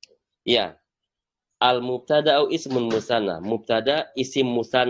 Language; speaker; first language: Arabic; non-native, fluent; Indonesian